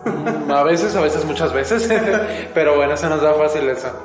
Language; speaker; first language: Spanish; native; Spanish